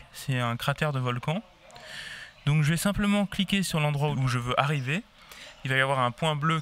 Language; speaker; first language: French; native; French